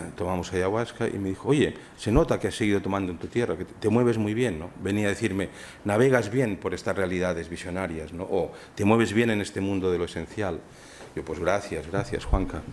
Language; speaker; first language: Spanish; non-native, local second language; Catalan